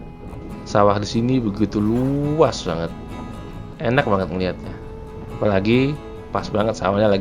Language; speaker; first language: Indonesian; native; Indonesian